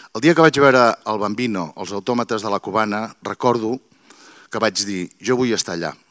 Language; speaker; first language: Catalan; native; Catalan